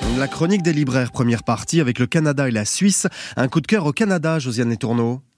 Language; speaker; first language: French; native; French